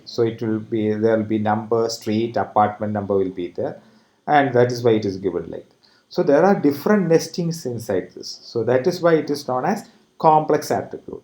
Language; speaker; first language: English; non-native, local second language; Malayalam